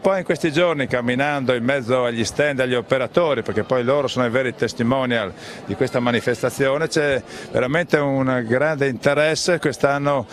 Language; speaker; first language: Italian; native; Italian